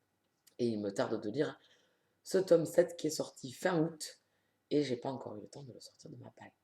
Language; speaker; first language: French; native; French